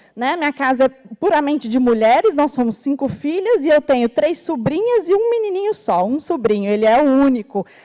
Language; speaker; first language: Portuguese; native; Portuguese